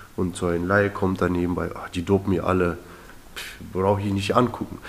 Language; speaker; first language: German; early bilingual, other home language; Russian